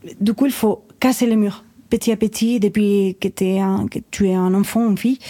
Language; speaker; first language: French; non-native, fluent; Spanish